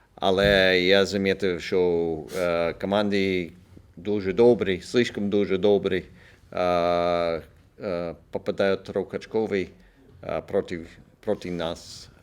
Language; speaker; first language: Ukrainian; non-native, local second language; Russian